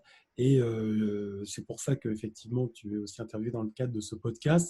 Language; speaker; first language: French; native; French